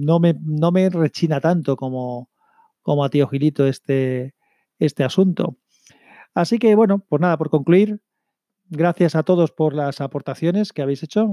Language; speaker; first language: Spanish; native; Spanish